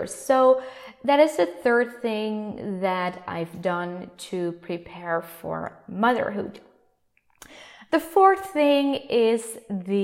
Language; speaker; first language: English; non-native, fluent; Dutch